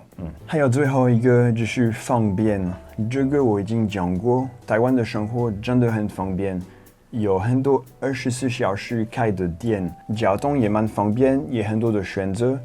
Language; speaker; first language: Chinese; non-native, fluent; French